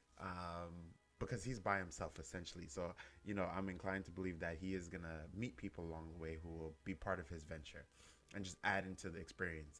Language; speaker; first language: English; native; English